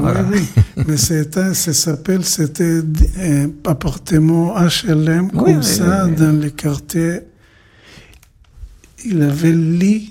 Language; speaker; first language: French; non-native, learner; Hebrew